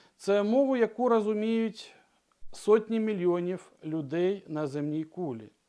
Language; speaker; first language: Ukrainian; non-native, local second language; Russian